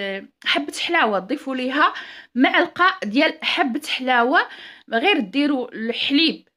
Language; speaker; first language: Arabic; native; Arabic